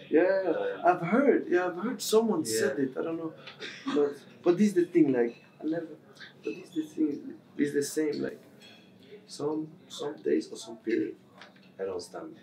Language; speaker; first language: English; non-native, fluent; Swedish